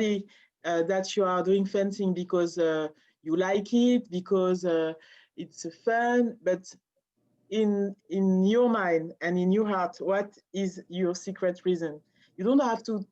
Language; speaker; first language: English; non-native, learner; French